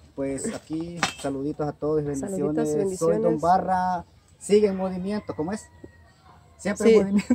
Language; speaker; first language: Spanish; native; Spanish